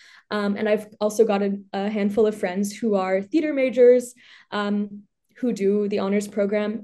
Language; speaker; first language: English; native; English